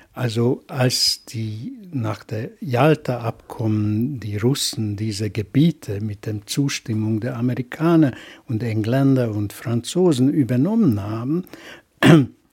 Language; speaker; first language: German; non-native, fluent; Hungarian